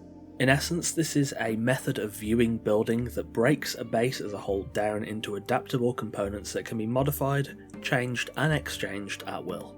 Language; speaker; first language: English; native; English